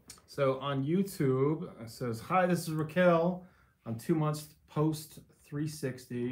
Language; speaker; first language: English; native; English